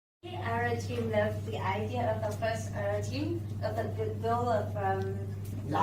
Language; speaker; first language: English; non-native, learner; Vietnamese